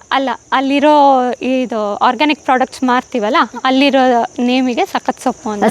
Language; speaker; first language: Kannada; non-native, local second language; Marathi